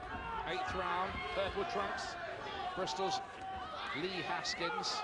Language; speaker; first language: English; native; English